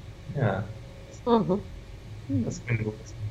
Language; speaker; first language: German; non-native, fluent; Spanish